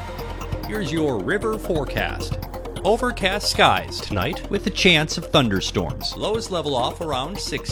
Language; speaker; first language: English; native; English